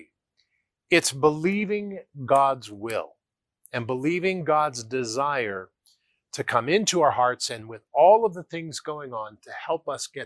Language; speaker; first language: English; native; English